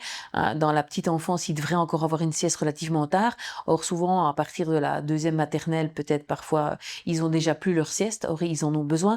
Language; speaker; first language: French; native; French